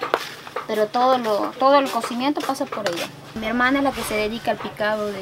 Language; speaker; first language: Spanish; native; Spanish